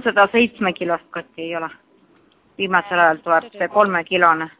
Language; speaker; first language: Estonian; non-native, local second language; Russian